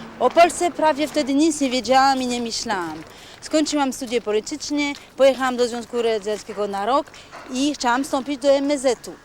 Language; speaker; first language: Polish; non-native, fluent; French